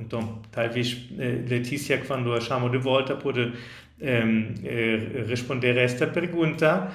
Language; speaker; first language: Portuguese; non-native, fluent; German